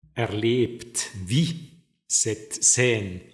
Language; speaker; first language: French; non-native, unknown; German